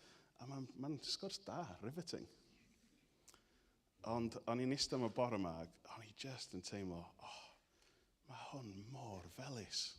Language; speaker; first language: Welsh; native; Welsh